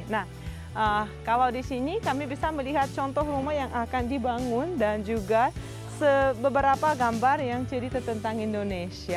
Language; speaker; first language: Indonesian; non-native, fluent; Russian